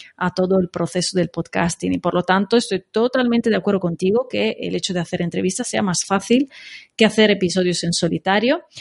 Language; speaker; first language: Spanish; non-native, fluent; Italian